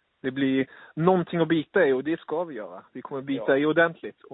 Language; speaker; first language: Swedish; native; Swedish